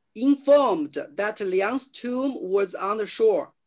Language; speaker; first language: English; non-native, learner; Chinese